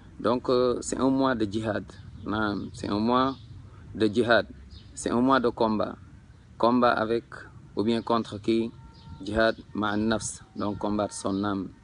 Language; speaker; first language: French; non-native, local second language; Wolof